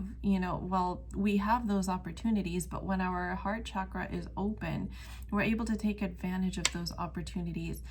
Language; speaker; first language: English; native; English